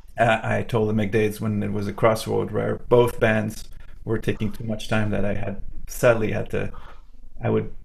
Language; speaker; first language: English; non-native, fluent; French